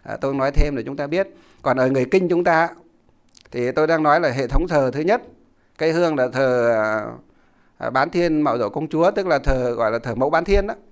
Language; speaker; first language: Vietnamese; non-native, local second language; Muong